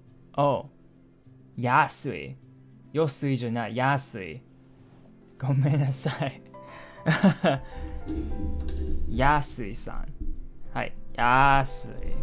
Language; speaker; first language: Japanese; non-native, learner; English